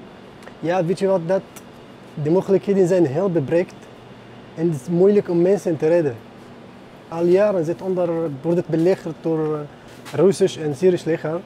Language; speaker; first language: Dutch; non-native, fluent; Arabic